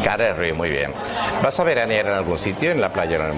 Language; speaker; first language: Spanish; native; Spanish